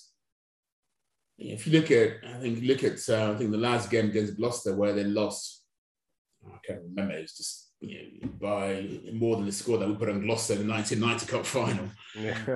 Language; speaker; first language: English; non-native, local second language; Yoruba